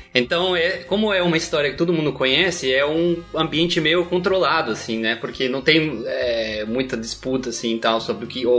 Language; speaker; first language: Portuguese; non-native, fluent; Spanish